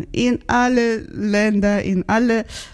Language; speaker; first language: German; non-native, learner; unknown